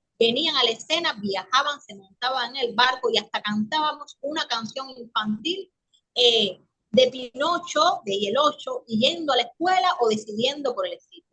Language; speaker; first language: Spanish; native; Spanish